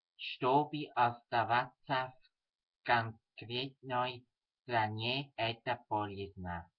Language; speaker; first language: Russian; non-native, learner; Swiss German